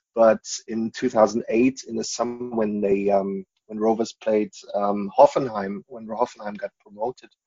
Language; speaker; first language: English; non-native, fluent; German